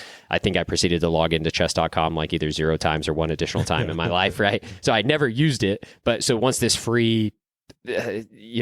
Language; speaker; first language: English; native; English